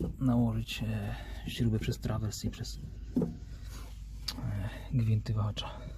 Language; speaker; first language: Polish; native; Polish